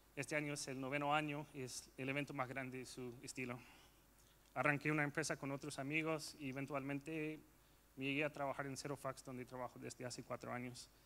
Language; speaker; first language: Spanish; non-native, fluent; English